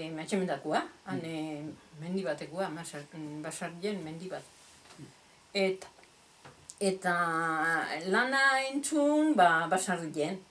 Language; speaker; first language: Basque; native; Basque